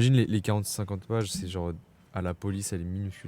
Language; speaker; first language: French; native; French